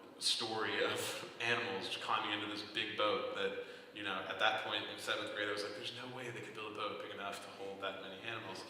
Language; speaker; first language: English; native; English